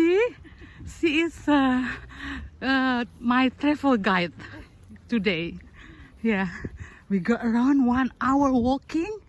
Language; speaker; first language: English; non-native, learner; Indonesian